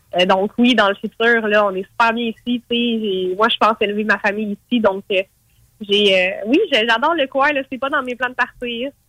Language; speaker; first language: French; native; French